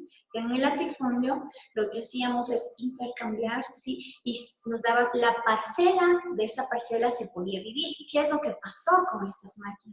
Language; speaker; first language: Spanish; native; Spanish